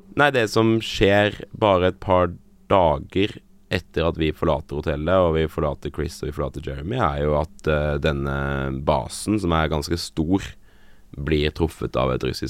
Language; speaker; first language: Norwegian; native; Norwegian